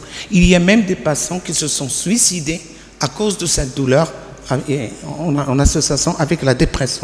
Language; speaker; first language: French; non-native, local second language; Arabic